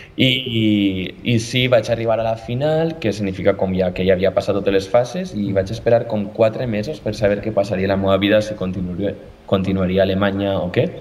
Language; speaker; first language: Catalan; native; Catalan